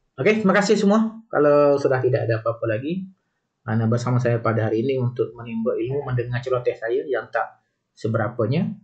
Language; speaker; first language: Malay; native; Malay